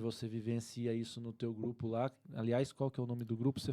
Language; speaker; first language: Portuguese; native; Portuguese